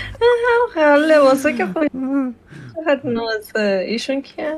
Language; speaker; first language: Persian; native; Persian